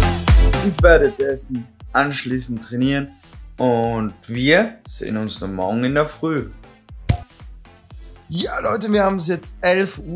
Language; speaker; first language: German; native; German